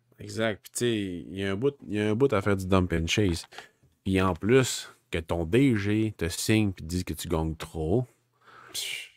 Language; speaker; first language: French; native; French